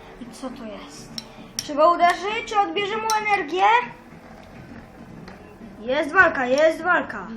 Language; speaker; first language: Polish; native; Polish